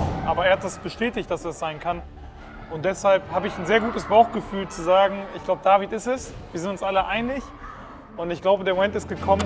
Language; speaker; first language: German; native; German